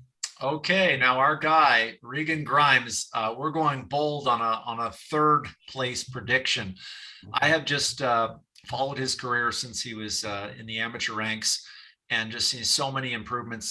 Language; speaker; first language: English; native; English